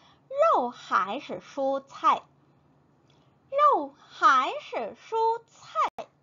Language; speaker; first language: Chinese; non-native, fluent; Korean